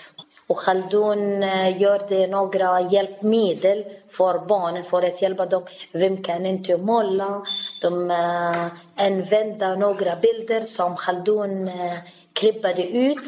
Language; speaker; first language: Swedish; non-native, learner; Arabic